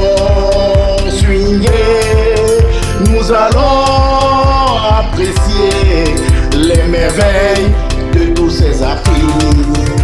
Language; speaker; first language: French; native; French